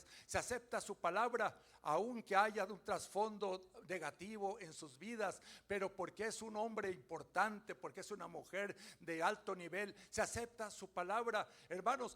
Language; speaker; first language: Spanish; native; Spanish